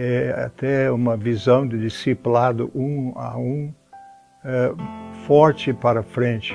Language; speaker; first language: Portuguese; non-native, fluent; English